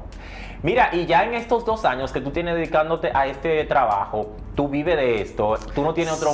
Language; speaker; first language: Spanish; native; Spanish